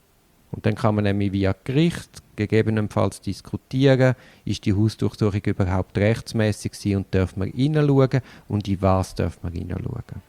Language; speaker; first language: German; native; German